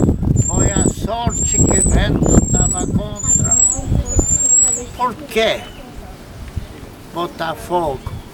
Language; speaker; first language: Portuguese; non-native, fluent; Polish